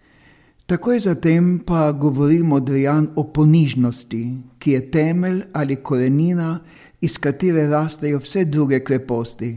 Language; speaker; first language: Slovenian; native; Slovenian